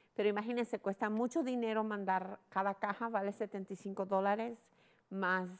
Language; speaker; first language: Spanish; early bilingual, heritage; Spanish